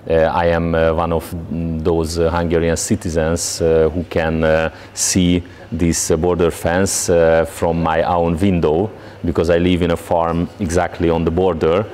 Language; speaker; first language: English; non-native, learner; Hungarian